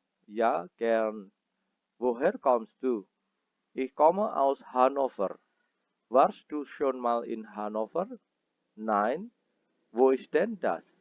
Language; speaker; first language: German; non-native, fluent; Indonesian